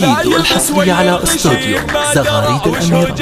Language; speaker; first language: Arabic; native; Arabic